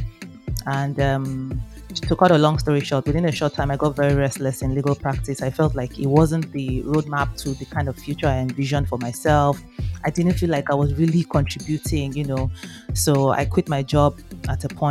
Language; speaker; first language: English; non-native, local second language; Yoruba